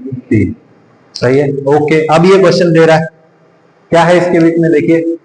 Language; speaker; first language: Hindi; native; Hindi